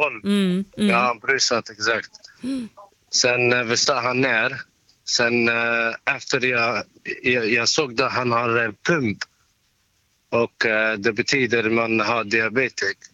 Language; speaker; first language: Swedish; non-native, learner; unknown